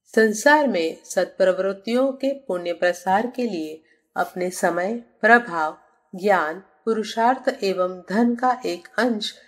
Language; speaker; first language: Hindi; native; Hindi